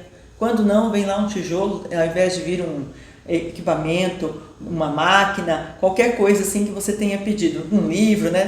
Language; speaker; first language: Portuguese; native; Portuguese